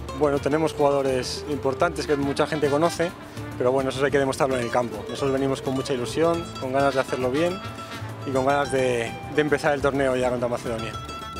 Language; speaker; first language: Spanish; native; Spanish